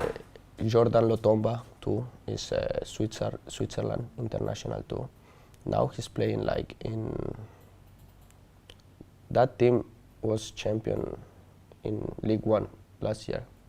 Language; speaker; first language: English; non-native, learner; Spanish